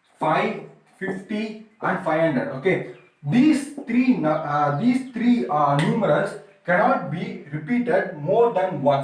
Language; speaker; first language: English; non-native, local second language; Tamil